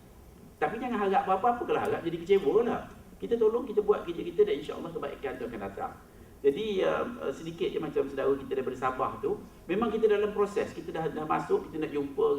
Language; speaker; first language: Malay; native; Malay